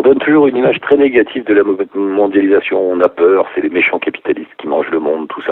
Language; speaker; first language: French; native; French